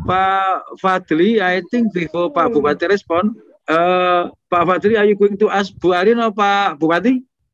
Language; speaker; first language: English; non-native, fluent; Indonesian